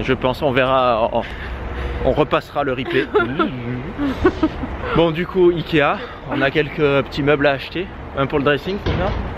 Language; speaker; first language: French; native; French